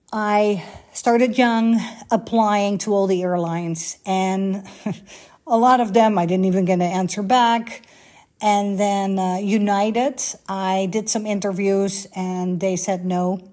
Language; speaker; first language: English; non-native, fluent; Dutch